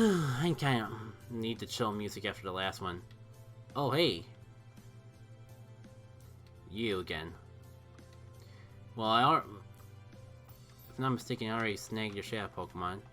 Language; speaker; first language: English; native; English